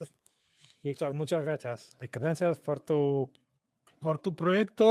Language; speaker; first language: Spanish; non-native, learner; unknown